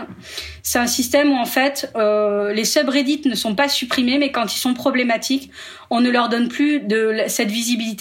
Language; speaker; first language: French; native; French